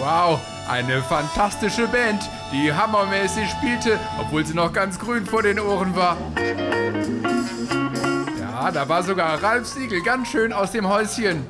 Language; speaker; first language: German; native; German